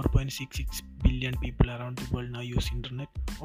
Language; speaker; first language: English; non-native, local second language; Malayalam